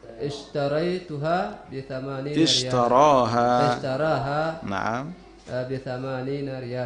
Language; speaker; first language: Arabic; non-native, learner; Indonesian